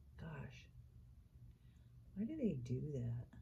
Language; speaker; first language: English; native; English